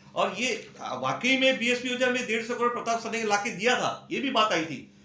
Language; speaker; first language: Hindi; non-native, local second language; Marathi